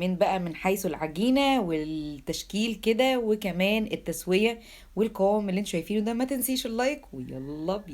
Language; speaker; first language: Arabic; native; Arabic